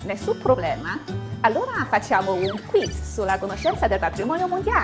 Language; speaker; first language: Italian; non-native, fluent; Chinese